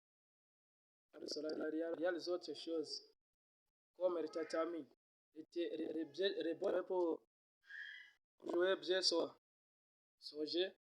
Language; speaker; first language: French; non-native, learner; Rundi